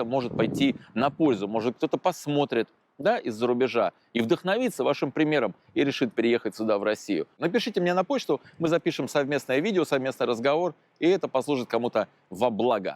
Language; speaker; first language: Russian; native; Russian